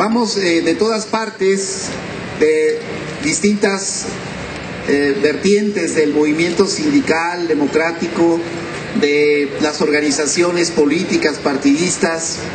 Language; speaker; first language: Spanish; native; Spanish